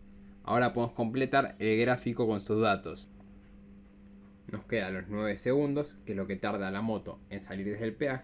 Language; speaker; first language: Spanish; native; Spanish